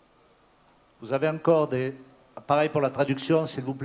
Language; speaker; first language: French; native; French